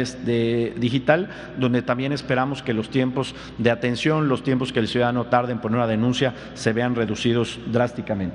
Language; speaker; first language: Spanish; native; Spanish